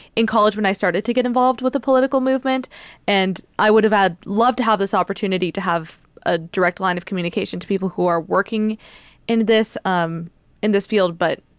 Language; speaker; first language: English; native; English